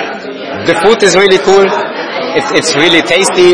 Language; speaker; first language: English; non-native, learner; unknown